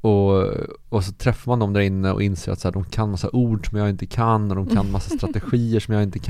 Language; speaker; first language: Swedish; native; Swedish